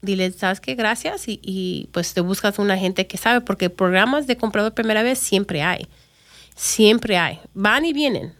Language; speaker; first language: Spanish; early bilingual, other home language; English